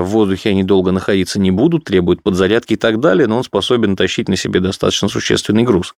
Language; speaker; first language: Russian; native; Russian